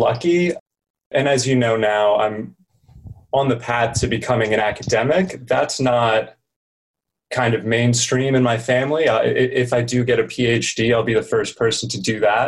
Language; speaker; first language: English; native; English